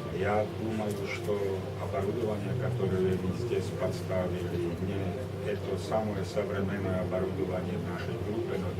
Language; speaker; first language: Russian; non-native, learner; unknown